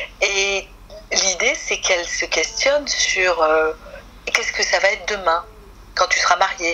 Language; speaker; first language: French; native; French